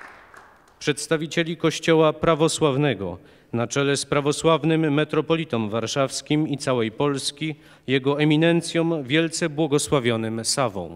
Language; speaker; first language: Polish; native; Polish